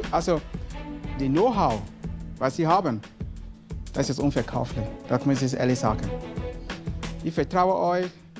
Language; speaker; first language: German; non-native, learner; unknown